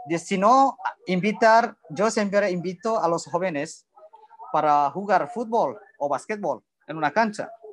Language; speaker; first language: Spanish; non-native, learner; Indonesian